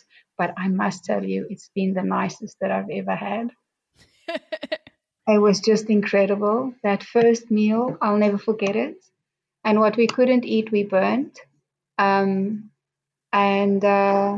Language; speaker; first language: English; non-native, local second language; Afrikaans